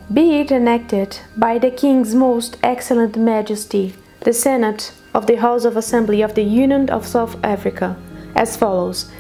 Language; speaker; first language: English; non-native, fluent; Portuguese